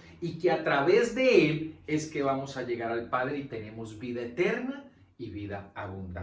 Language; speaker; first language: Spanish; native; Spanish